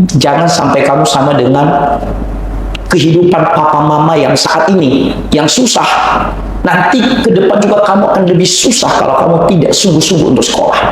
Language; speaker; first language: Indonesian; non-native, local second language; Nias